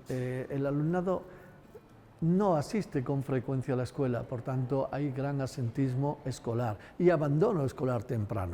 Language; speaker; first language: Spanish; native; Spanish